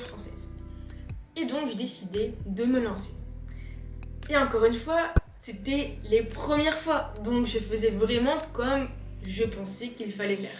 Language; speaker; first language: French; native; French